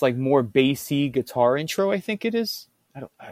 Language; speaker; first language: English; native; English